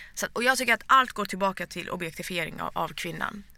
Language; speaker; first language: Swedish; early bilingual, other home language; Persian